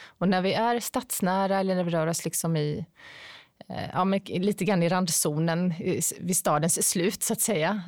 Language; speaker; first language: Swedish; native; Swedish